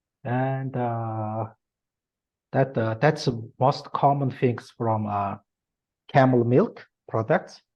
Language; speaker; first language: English; non-native, learner; Mongolian